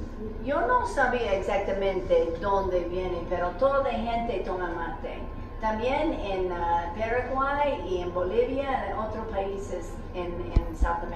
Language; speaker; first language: Spanish; non-native, learner; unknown